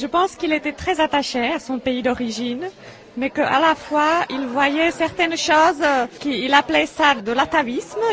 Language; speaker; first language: French; non-native, fluent; Czech